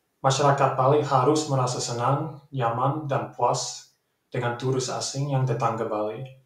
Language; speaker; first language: Indonesian; non-native, fluent; English